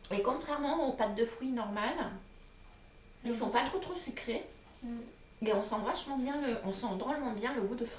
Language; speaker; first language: French; native; French